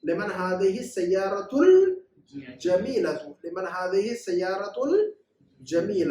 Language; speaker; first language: Arabic; non-native, fluent; Urdu